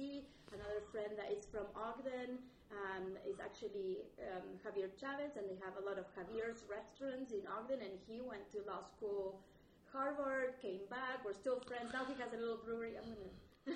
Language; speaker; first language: English; non-native, fluent; Spanish